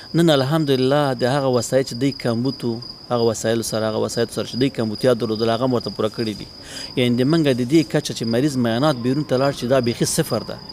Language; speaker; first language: Pashto; non-native, local second language; Persian